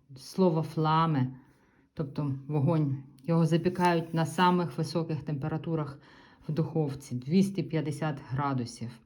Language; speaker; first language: Ukrainian; native; Ukrainian